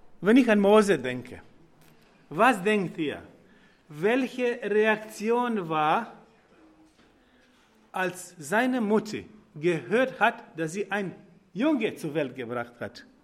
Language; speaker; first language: German; non-native, learner; Croatian